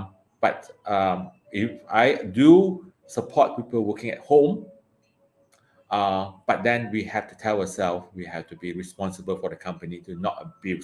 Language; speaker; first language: English; non-native, local second language; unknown